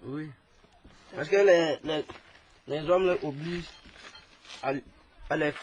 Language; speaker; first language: French; non-native, local second language; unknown